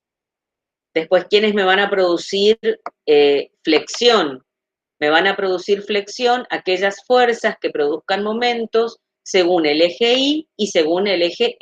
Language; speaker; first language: Spanish; native; Spanish